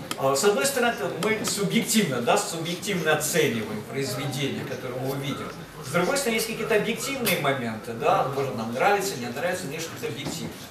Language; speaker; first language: Russian; native; Russian